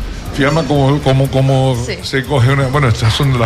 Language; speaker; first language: Spanish; native; Spanish